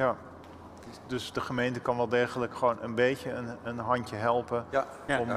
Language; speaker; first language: Dutch; native; Dutch